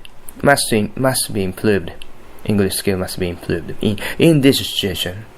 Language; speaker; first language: English; non-native, learner; Japanese